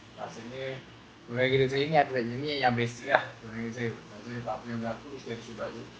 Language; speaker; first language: Malay; native; Malay